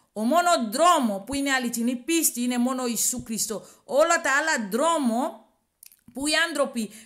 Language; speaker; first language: Greek; non-native, learner; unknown